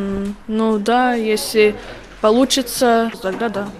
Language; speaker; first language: Russian; early bilingual, heritage; Russian